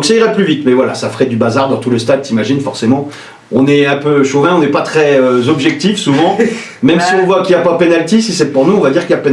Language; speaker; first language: French; native; French